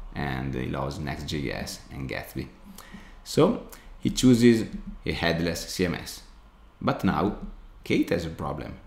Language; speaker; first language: English; non-native, fluent; Italian